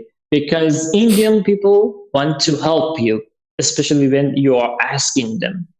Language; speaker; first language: English; non-native, learner; Persian